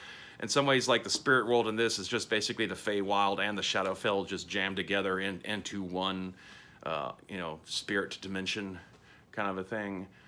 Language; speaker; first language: English; native; English